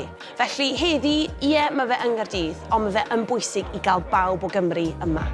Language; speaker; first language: Welsh; non-native, local second language; English